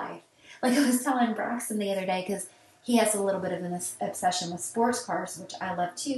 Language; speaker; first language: English; native; English